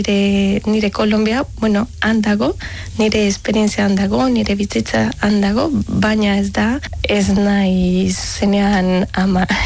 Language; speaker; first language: Basque; non-native, learner; Spanish